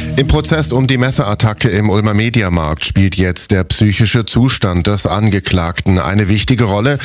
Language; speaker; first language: German; early bilingual, other home language; Italian